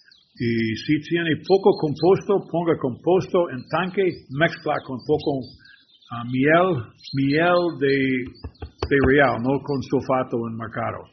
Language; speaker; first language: Spanish; non-native, learner; English